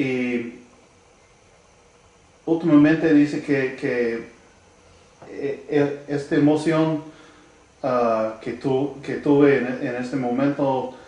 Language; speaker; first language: Spanish; non-native, learner; English